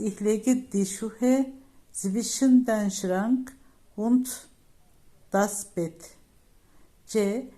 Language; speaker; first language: German; non-native, fluent; Turkish